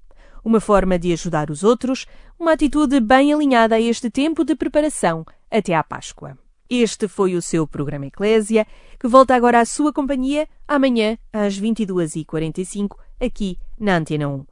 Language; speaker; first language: Portuguese; native; Portuguese